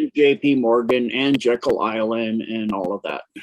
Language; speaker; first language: English; native; English